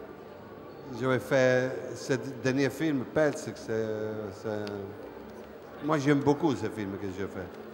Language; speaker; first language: French; non-native, fluent; Italian